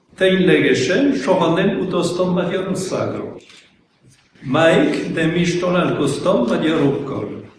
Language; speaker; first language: Hungarian; non-native, fluent; French